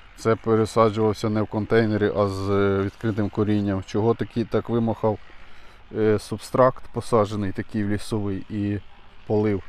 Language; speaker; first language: Ukrainian; native; Ukrainian